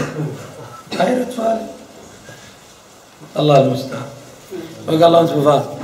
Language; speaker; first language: German; non-native, fluent; Arabic